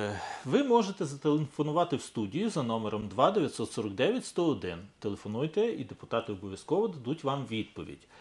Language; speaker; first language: Ukrainian; native; Ukrainian